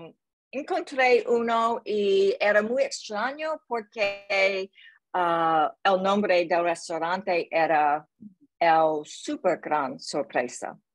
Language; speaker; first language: Spanish; non-native, learner; English